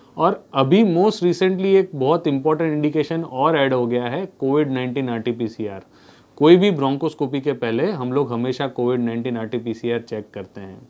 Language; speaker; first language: Hindi; non-native, local second language; Gujarati